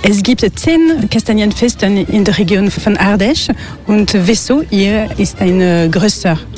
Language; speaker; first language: German; non-native, learner; French